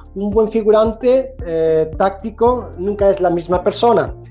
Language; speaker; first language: Spanish; native; Spanish